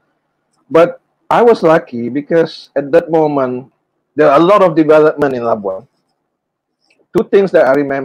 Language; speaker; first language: English; non-native, local second language; Malay